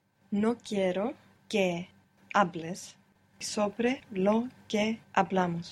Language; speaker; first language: Spanish; non-native, learner; English